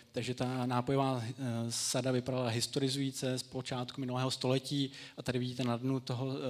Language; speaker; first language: Czech; native; Czech